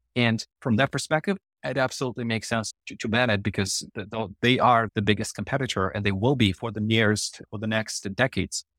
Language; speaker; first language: English; non-native, fluent; Ukrainian